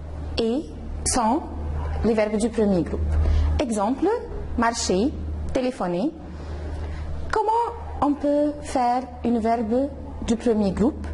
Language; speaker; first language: French; non-native, fluent; Arabic